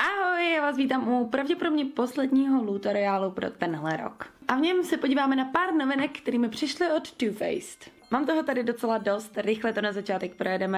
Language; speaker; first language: Czech; native; Czech